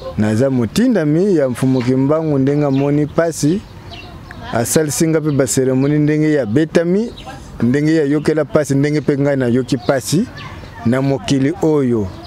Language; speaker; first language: Lingala; non-native, local second language; Kongo